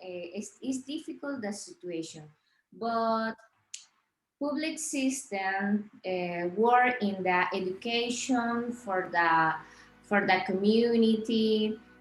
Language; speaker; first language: English; non-native, learner; Spanish